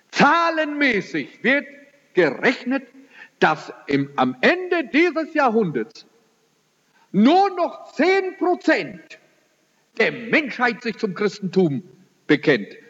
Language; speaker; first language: German; early bilingual, heritage; German